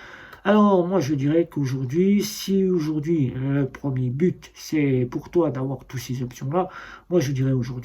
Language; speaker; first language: French; native; French